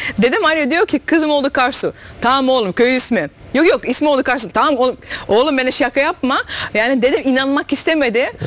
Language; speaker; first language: Turkish; early bilingual, heritage; Turkish